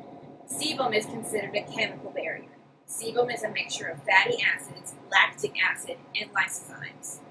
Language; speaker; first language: English; native; English